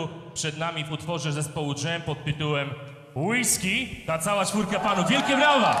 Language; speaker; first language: Polish; native; Polish